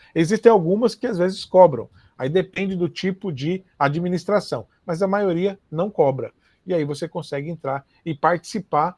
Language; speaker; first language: Portuguese; native; Portuguese